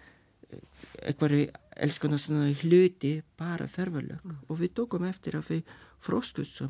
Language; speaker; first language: Icelandic; non-native, learner; Lithuanian